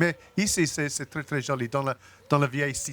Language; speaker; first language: French; non-native, learner; English